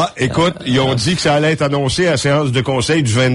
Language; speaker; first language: French; native; French